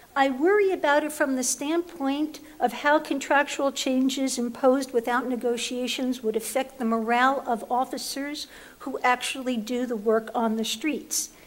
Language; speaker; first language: English; native; English